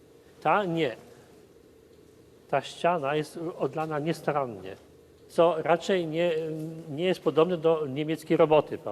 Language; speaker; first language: Polish; native; Polish